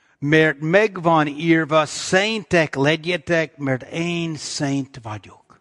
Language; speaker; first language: Hungarian; non-native, fluent; English